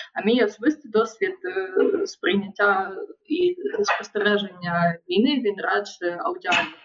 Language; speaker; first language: Ukrainian; non-native, local second language; Russian